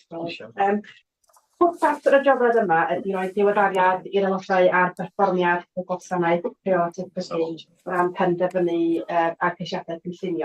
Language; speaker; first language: Welsh; native; Welsh